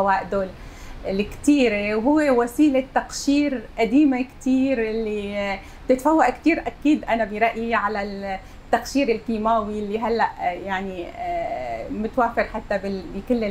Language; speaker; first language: Arabic; native; Arabic